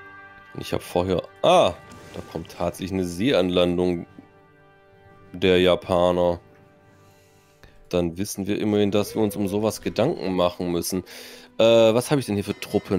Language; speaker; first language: German; native; German